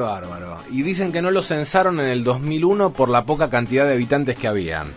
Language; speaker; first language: Spanish; native; Spanish